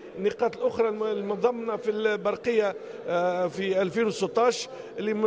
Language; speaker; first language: Arabic; native; Arabic